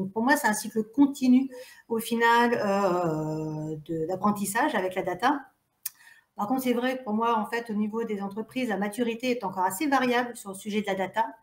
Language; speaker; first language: French; native; French